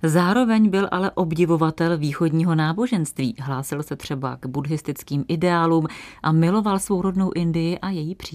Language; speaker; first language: Czech; native; Czech